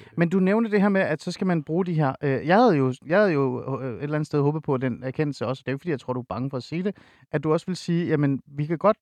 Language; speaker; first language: Danish; early bilingual, other home language; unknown